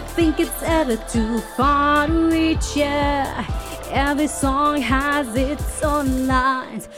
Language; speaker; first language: English; early bilingual, other home language; Romanian